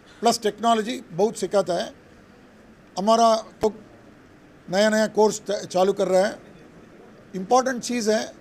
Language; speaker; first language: Hindi; non-native, local second language; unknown